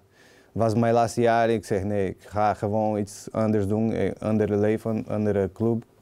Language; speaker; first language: Dutch; non-native, learner; Portuguese